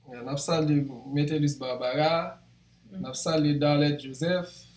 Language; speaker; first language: French; non-native, local second language; Haitian Creole